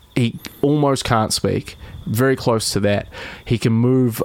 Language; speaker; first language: English; native; English